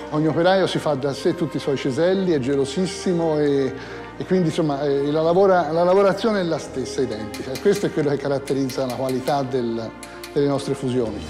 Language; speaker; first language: Italian; native; Italian